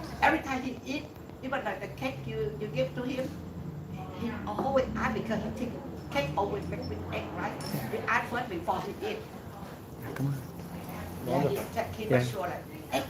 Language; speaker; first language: English; non-native, learner; Vietnamese